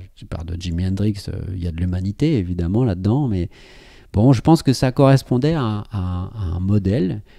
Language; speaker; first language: French; native; French